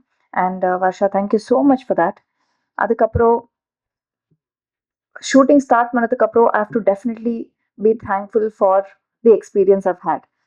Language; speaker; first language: Tamil; non-native, learner; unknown